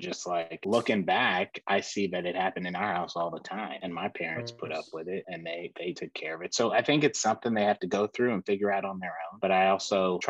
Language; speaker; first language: English; native; English